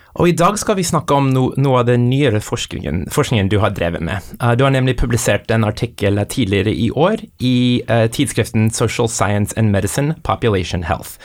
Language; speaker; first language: Norwegian; native; Norwegian